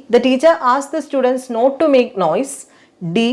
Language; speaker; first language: English; non-native, local second language; Malayalam